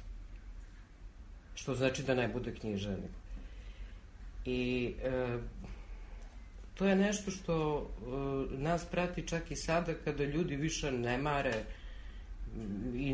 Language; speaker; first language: Serbian; native; Serbian